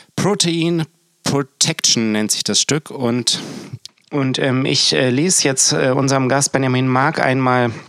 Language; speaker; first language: German; native; German